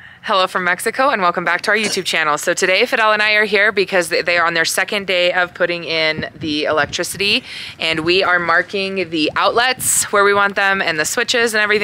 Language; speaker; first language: English; native; English